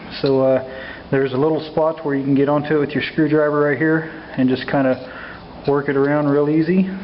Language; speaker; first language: English; native; English